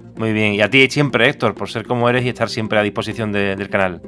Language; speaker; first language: Spanish; native; Spanish